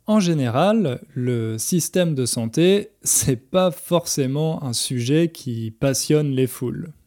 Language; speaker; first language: French; native; French